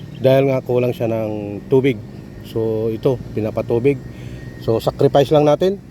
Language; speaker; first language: Filipino; non-native, local second language; Iloko